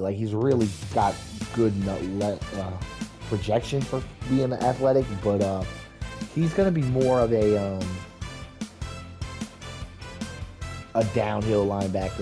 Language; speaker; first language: English; native; English